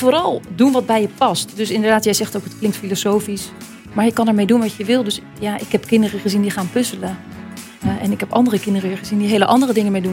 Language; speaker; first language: Dutch; native; Dutch